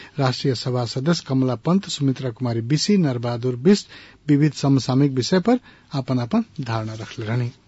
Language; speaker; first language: Bhojpuri; non-native, local second language; Nepali